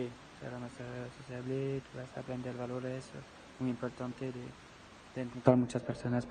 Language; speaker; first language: Spanish; non-native, learner; French